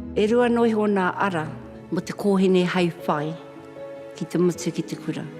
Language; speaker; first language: Māori; non-native, local second language; English